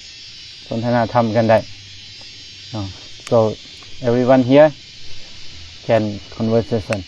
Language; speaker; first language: English; non-native, learner; Thai